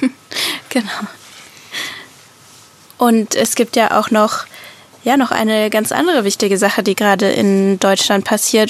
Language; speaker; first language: German; native; German